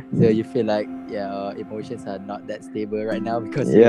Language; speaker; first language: English; non-native, local second language; Malay